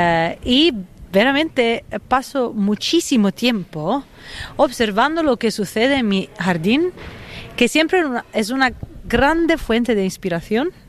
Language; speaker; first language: Spanish; non-native, fluent; Italian